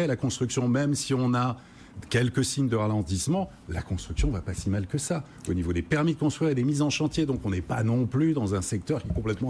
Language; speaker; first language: French; native; French